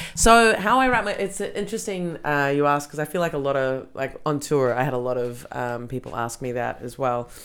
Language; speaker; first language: English; native; English